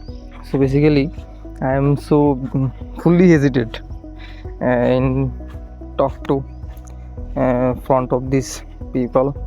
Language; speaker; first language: English; non-native, learner; Hindi